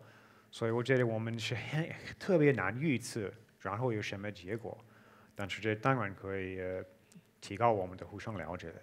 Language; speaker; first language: Chinese; non-native, fluent; English